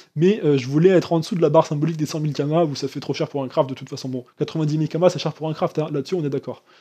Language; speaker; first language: French; native; French